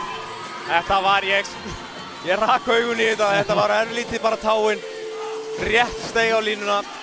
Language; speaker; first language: Icelandic; native; Icelandic